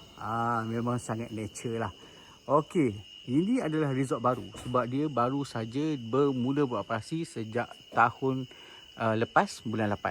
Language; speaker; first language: Malay; native; Malay